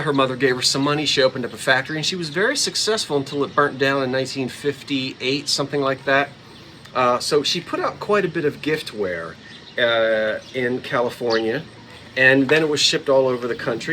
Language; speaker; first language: English; native; English